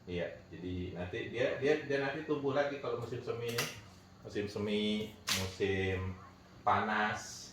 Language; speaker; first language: Indonesian; native; Indonesian